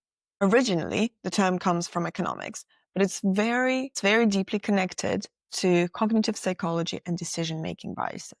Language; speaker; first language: English; non-native, fluent; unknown